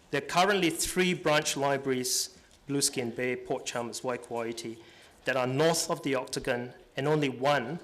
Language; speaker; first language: English; native; English